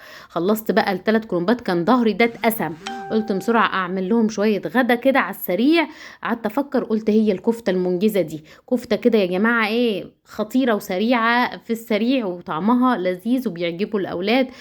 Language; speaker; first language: Arabic; native; Arabic